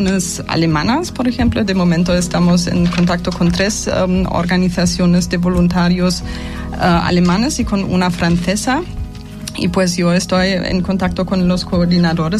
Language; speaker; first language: Spanish; non-native, fluent; German